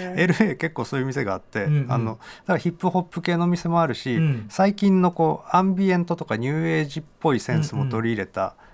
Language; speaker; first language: Japanese; native; Japanese